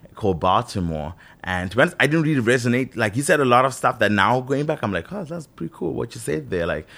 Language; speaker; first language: English; non-native, local second language; Shona